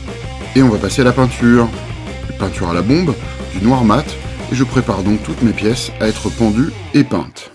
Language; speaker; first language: French; native; French